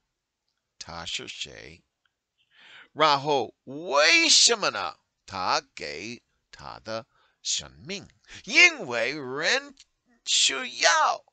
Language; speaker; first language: Chinese; non-native, learner; English